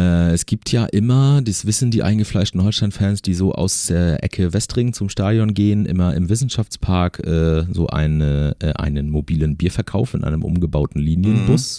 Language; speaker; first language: German; native; German